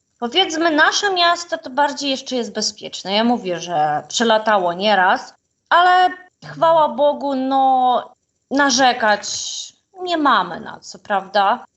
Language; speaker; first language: Polish; non-native, fluent; Ukrainian